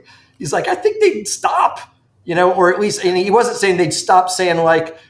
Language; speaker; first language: English; native; English